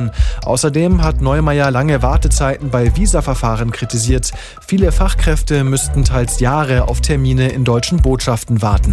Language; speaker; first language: German; native; German